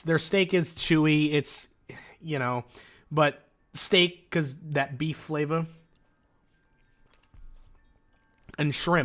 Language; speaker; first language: English; native; English